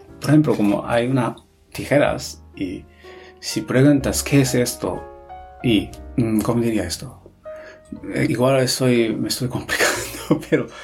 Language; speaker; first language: Spanish; non-native, fluent; Japanese